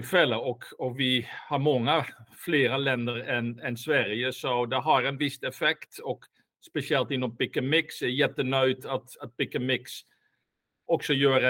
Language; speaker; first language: Swedish; non-native, fluent; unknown